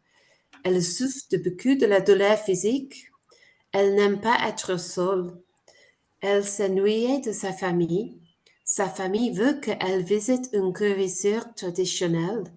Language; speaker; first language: French; non-native, fluent; English